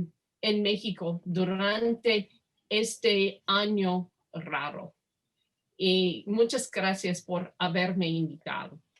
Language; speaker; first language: Spanish; non-native, fluent; English